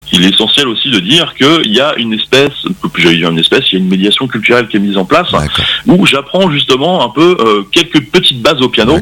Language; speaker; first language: French; native; French